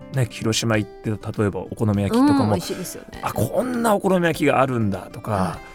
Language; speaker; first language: Japanese; native; Japanese